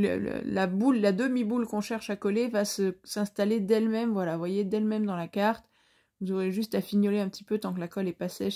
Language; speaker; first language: French; native; French